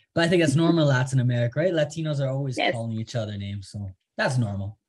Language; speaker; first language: English; native; English